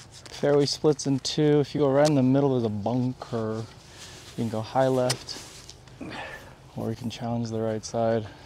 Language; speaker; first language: English; early bilingual, other home language; Korean